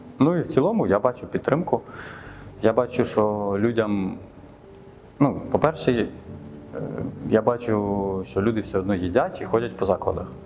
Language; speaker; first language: Ukrainian; native; Ukrainian